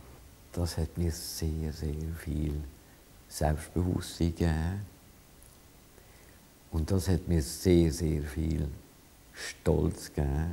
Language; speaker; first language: German; non-native, fluent; Hungarian